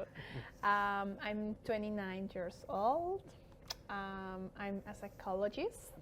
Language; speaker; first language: English; non-native, fluent; Spanish